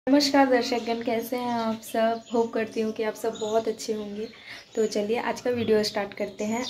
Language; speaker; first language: Hindi; non-native, local second language; Bangla